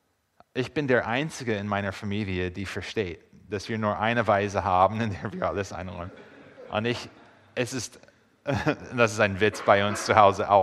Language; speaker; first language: German; non-native, fluent; English